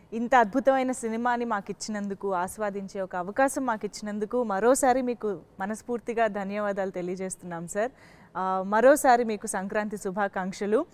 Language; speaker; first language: Telugu; native; Telugu